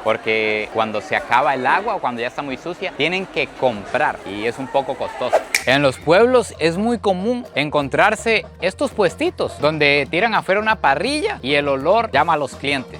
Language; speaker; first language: Spanish; native; Spanish